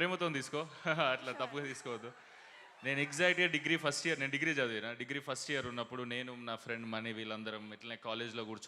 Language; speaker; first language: Telugu; native; Telugu